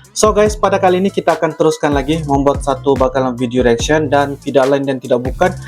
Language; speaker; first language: Malay; native; Malay